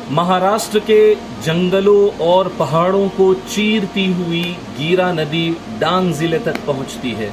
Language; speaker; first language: Hindi; non-native, local second language; Gujarati